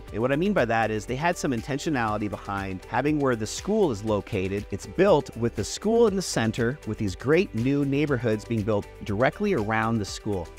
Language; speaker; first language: English; native; English